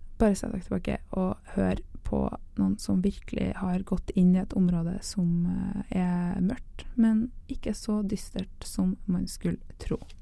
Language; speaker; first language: Norwegian; native; Norwegian